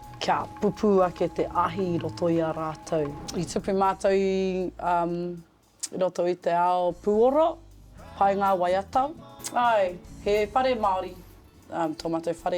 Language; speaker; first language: Māori; non-native, local second language; English